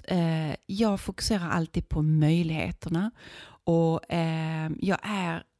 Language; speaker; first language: Swedish; native; Swedish